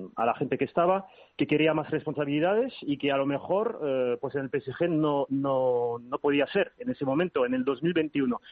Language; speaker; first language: Spanish; early bilingual, heritage; French